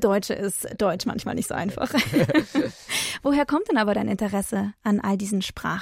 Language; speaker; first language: German; native; German